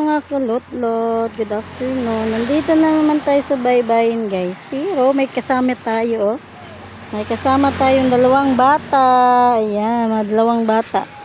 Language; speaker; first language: Filipino; non-native, local second language; Cebuano